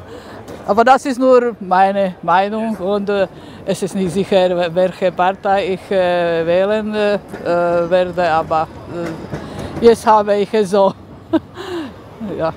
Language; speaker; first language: German; non-native, learner; Slovak